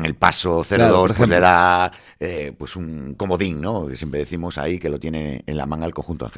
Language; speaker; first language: Spanish; native; Spanish